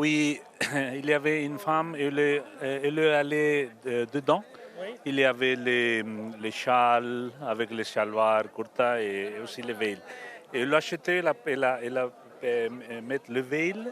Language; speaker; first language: French; non-native, learner; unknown